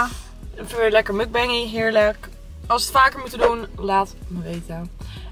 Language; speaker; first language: Dutch; native; Dutch